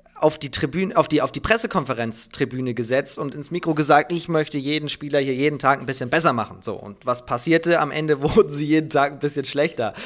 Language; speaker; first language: German; native; German